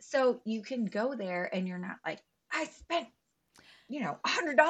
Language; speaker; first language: English; native; English